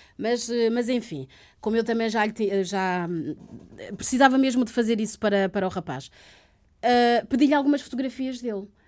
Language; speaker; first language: Portuguese; early bilingual, other home language; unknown